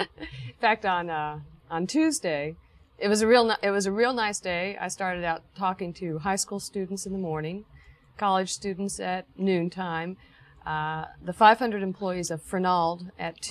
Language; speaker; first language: English; native; English